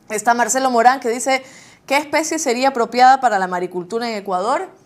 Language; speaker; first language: Spanish; native; Spanish